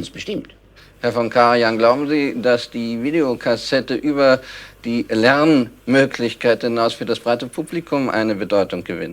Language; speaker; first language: German; native; German